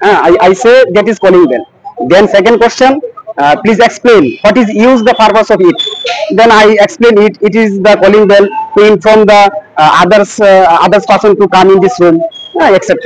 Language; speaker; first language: English; non-native, learner; Bangla